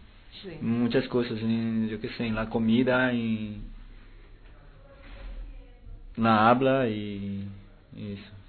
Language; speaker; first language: Spanish; non-native, fluent; Portuguese